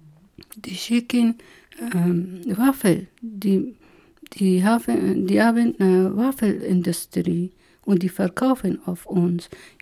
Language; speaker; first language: German; non-native, learner; Persian